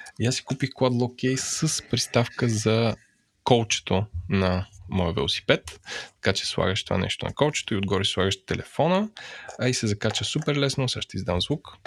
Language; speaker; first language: Bulgarian; native; Bulgarian